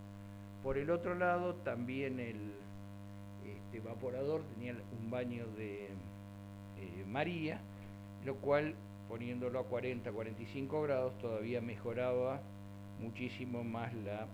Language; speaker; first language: Spanish; native; Spanish